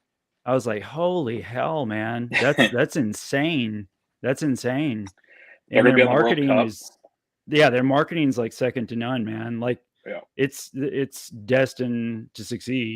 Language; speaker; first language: English; native; English